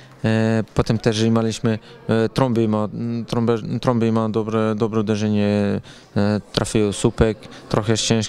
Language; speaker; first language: Polish; non-native, learner; Serbian